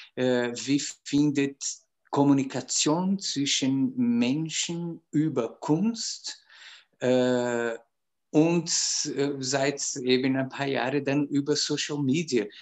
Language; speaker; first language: German; non-native, fluent; Portuguese